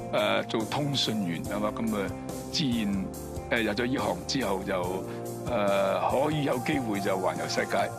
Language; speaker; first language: Cantonese; early bilingual, other home language; Wu Chinese